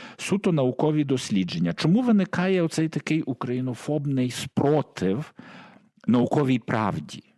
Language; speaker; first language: Ukrainian; native; Ukrainian